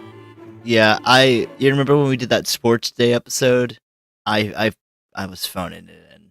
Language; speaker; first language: English; native; English